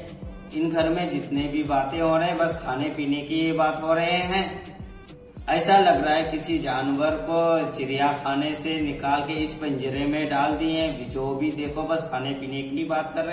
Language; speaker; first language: Hindi; native; Hindi